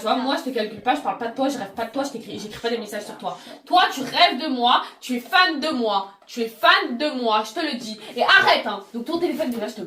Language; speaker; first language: French; native; French